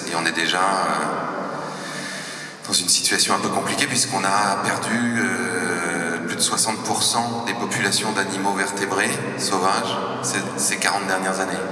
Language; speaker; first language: French; native; French